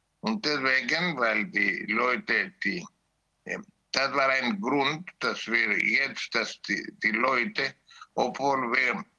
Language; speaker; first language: German; non-native, learner; Greek